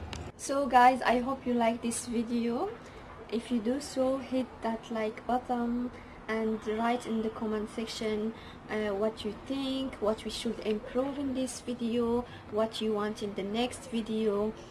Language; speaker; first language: English; non-native, learner; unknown